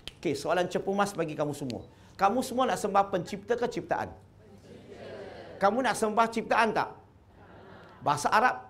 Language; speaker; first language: Malay; non-native, local second language; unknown